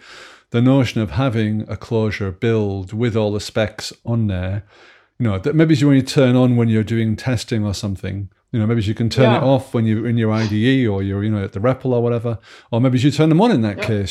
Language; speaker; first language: English; native; English